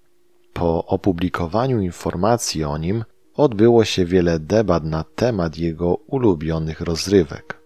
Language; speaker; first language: Polish; native; Polish